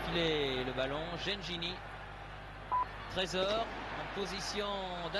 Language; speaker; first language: French; native; French